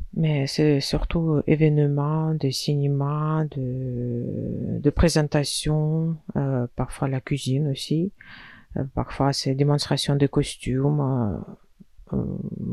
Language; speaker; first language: French; non-native, fluent; Russian